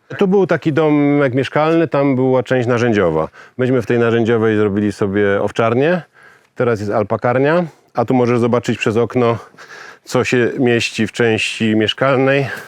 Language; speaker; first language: Polish; native; Polish